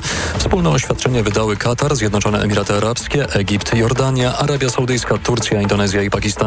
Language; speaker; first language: Polish; native; Polish